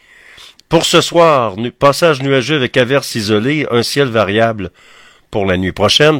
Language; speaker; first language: French; native; French